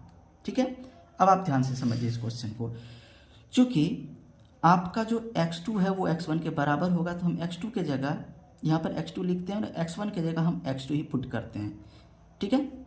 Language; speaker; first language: Hindi; native; Hindi